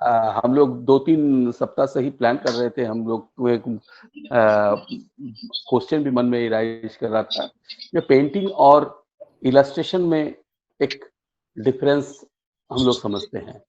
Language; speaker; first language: Hindi; native; Hindi